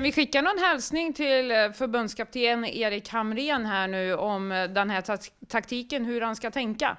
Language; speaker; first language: Swedish; native; Swedish